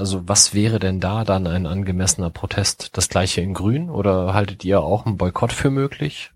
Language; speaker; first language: German; native; German